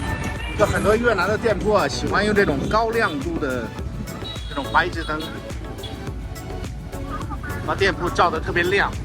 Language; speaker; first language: Chinese; native; Chinese